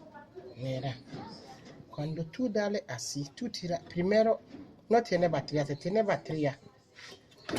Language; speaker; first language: Spanish; non-native, learner; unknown